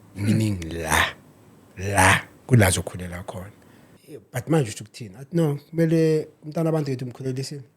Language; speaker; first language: Zulu; native; Zulu